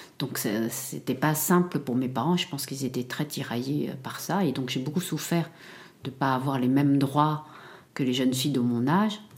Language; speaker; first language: French; early bilingual, other home language; Khmer